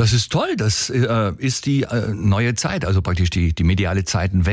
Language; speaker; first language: German; native; German